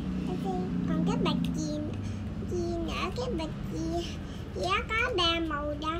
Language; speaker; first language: Vietnamese; early bilingual, heritage; Vietnamese